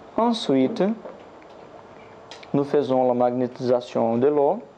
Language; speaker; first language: French; non-native, learner; Portuguese